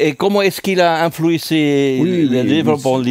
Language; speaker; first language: French; non-native, fluent; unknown